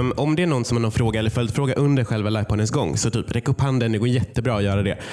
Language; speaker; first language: Swedish; native; Swedish